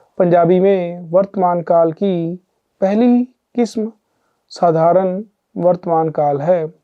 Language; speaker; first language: Hindi; non-native, local second language; Punjabi